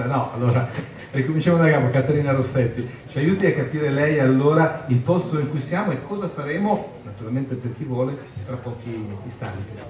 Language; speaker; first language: Italian; native; Italian